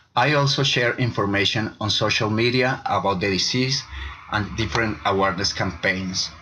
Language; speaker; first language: English; non-native, fluent; Spanish